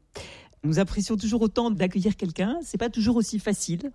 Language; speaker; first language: French; native; French